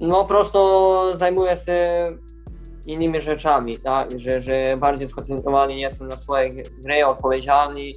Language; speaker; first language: Polish; non-native, learner; Serbian